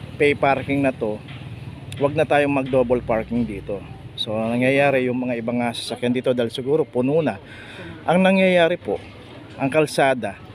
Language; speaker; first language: Filipino; native; Filipino